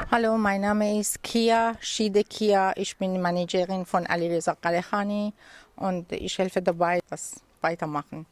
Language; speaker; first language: German; non-native, learner; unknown